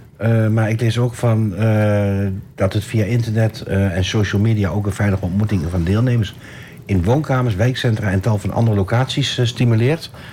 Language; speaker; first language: Dutch; native; Dutch